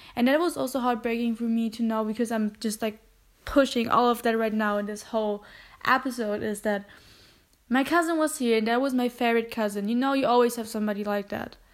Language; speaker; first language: English; non-native, fluent; German